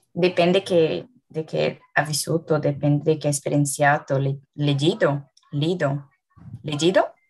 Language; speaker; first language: Italian; non-native, learner; Portuguese